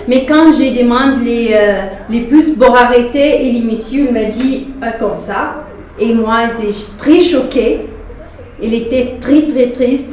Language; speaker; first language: French; non-native, learner; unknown